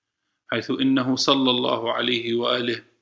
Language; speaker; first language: Arabic; native; Arabic